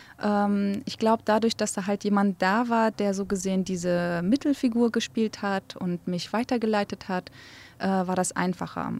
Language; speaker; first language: German; early bilingual, other home language; Central Kurdish